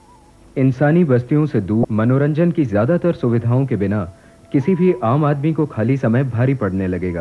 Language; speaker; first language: Hindi; native; Hindi